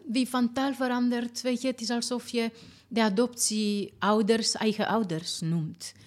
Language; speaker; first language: Dutch; non-native, fluent; Romanian